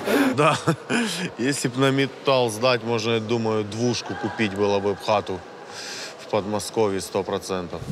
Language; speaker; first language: Russian; native; Russian